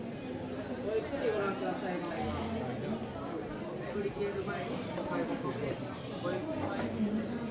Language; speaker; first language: Japanese; native; Japanese